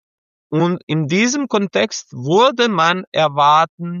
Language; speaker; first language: German; non-native, fluent; Serbian